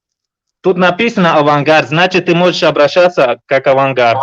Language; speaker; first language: Russian; non-native, local second language; Tajik